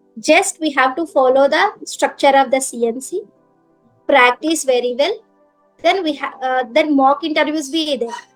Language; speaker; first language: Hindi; non-native, local second language; Telugu